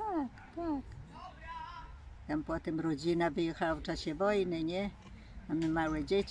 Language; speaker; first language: Polish; early bilingual, heritage; Polish